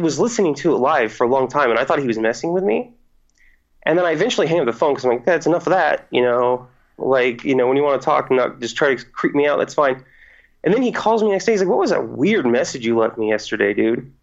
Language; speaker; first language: English; native; English